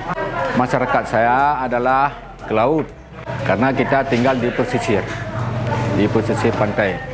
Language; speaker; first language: Indonesian; non-native, local second language; Achinese